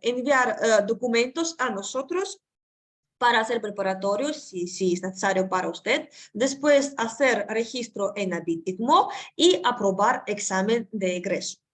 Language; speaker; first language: Spanish; non-native, fluent; Russian